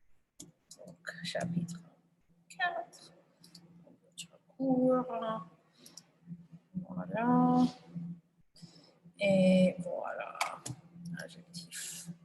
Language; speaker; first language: French; non-native, fluent; English